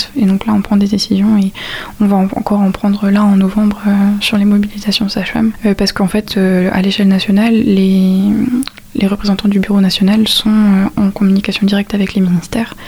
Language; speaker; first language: French; native; French